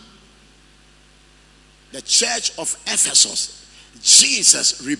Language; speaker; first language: English; non-native, local second language; Ewe